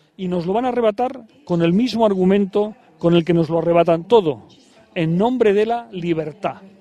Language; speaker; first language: Spanish; native; Spanish